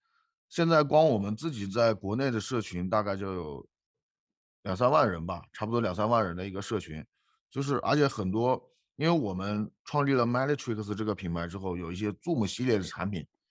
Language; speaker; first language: Chinese; native; Chinese